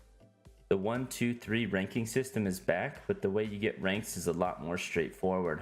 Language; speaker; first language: English; native; English